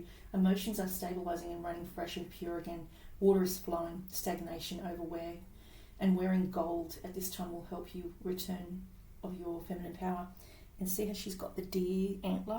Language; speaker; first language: English; native; English